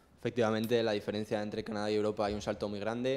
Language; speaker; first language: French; non-native, learner; Spanish